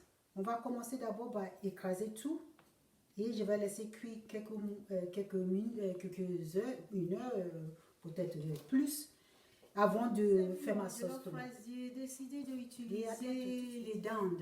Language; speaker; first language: French; non-native, learner; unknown